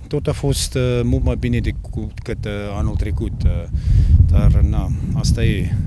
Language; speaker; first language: Romanian; non-native, learner; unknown